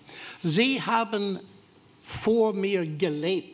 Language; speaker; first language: German; non-native, fluent; English